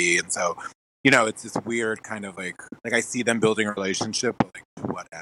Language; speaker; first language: English; native; English